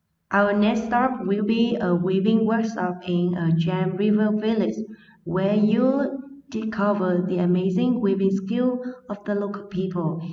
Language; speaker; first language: English; non-native, fluent; Vietnamese